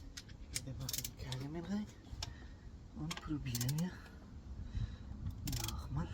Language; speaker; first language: German; non-native, learner; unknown